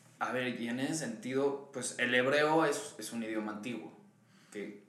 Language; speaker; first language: Spanish; native; Spanish